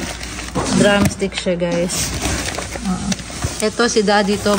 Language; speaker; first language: Filipino; native; Filipino